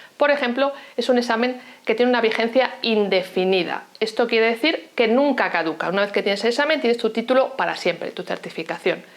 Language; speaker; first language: Spanish; native; Spanish